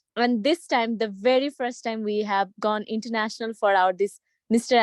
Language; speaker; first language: English; non-native, local second language; Nepali